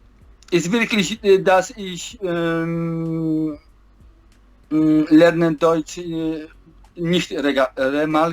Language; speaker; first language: German; non-native, learner; Polish